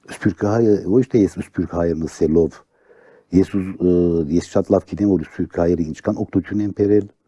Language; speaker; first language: Armenian; early bilingual, heritage; Armenian